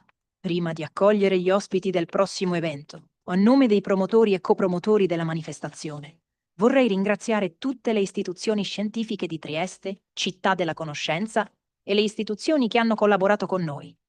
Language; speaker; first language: Italian; native; Italian